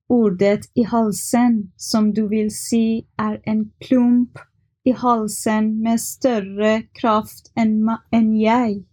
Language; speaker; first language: Norwegian; non-native, learner; Persian